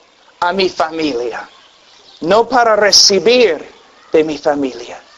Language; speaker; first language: Spanish; non-native, fluent; English